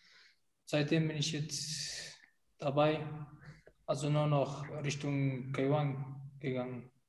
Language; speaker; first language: German; non-native, fluent; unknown